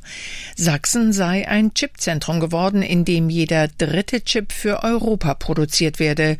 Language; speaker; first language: German; native; German